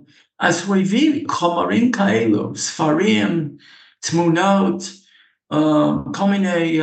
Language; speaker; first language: Hebrew; non-native, fluent; English